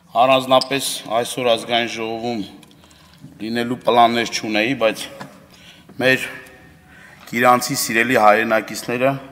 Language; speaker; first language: Armenian; native; Armenian